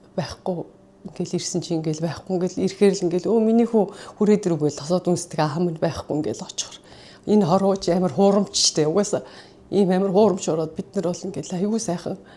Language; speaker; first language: Mongolian; native; Mongolian